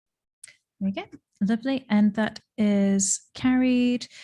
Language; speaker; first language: English; native; English